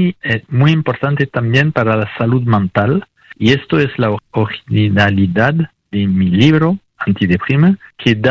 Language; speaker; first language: Spanish; non-native, fluent; French